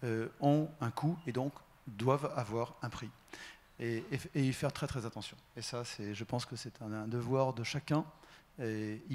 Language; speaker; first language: French; native; French